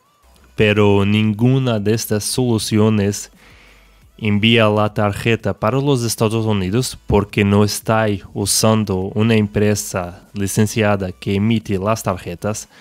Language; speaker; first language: Spanish; non-native, fluent; Portuguese